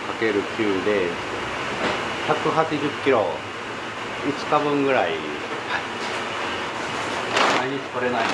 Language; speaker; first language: Japanese; native; Japanese